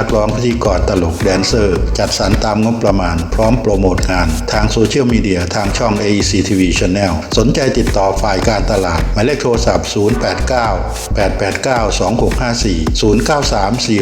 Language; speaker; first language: Thai; native; Thai